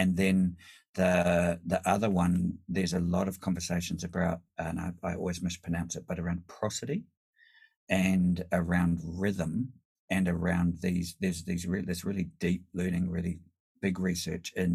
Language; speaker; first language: English; native; English